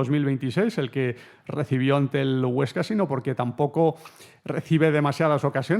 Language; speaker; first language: Spanish; native; Spanish